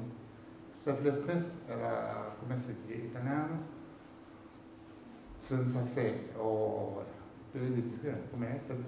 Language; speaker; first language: Italian; non-native, learner; Tibetan